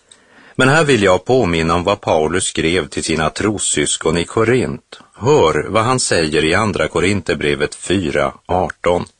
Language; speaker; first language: Swedish; native; Swedish